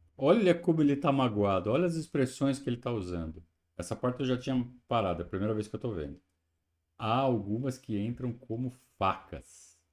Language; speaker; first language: Portuguese; native; Portuguese